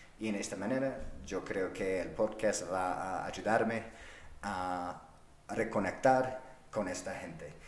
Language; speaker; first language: Spanish; non-native, fluent; English